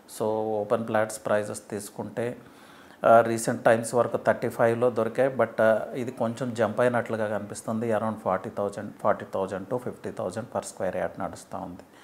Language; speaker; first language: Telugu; native; Telugu